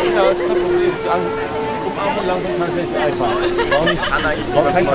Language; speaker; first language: German; non-native, learner; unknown